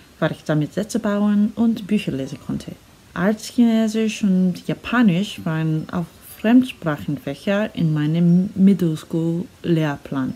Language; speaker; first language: German; non-native, fluent; Korean